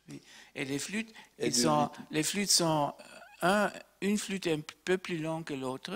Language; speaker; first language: French; non-native, fluent; German